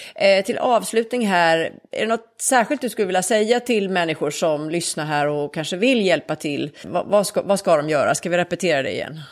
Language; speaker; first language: Swedish; native; Swedish